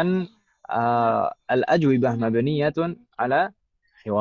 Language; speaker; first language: Arabic; non-native, fluent; Indonesian